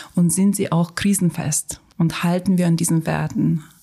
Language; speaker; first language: German; non-native, fluent; Turkish